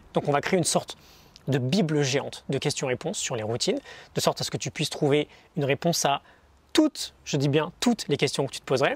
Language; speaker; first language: French; native; French